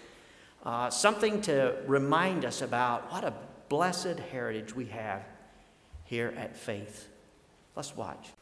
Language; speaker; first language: English; native; English